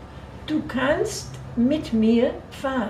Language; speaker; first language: German; non-native, fluent; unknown